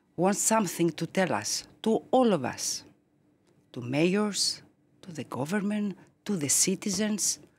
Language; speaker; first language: English; non-native, fluent; Greek